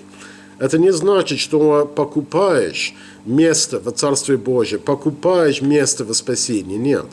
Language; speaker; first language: Russian; non-native, learner; English